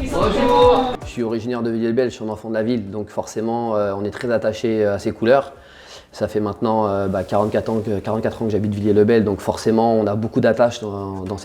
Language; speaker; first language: French; native; French